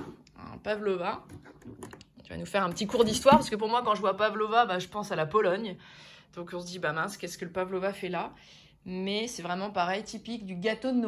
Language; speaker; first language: French; native; French